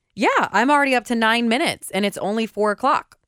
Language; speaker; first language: English; native; English